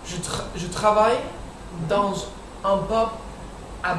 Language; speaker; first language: French; non-native, learner; English